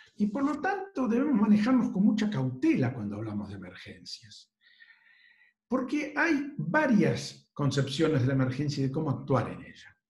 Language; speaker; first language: Spanish; native; Spanish